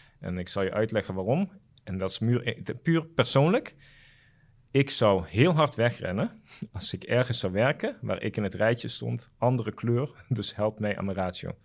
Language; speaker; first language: Dutch; non-native, local second language; Papiamento